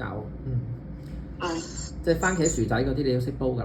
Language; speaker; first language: Cantonese; native; Cantonese